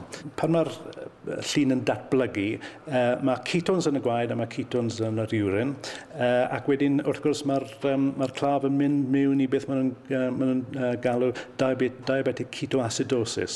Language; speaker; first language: Welsh; native; Welsh